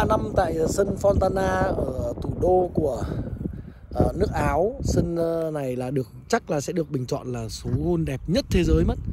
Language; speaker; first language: Vietnamese; native; Vietnamese